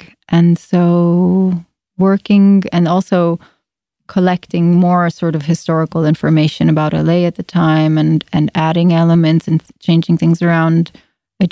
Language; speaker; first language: English; non-native, fluent; Italian